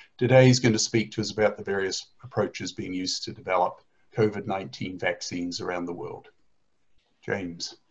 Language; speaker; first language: English; native; English